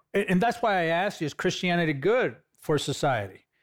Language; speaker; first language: English; native; English